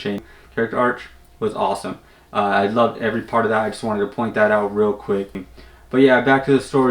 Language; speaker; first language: English; native; English